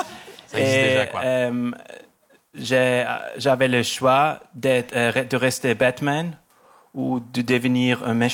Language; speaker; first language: French; non-native, local second language; German